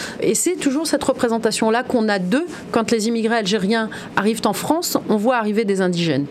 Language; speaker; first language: French; early bilingual, other home language; Kabyle